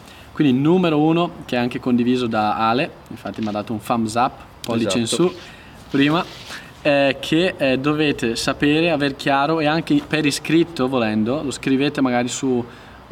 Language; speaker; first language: Italian; native; Italian